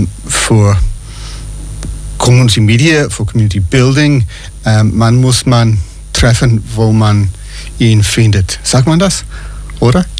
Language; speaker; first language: German; non-native, fluent; English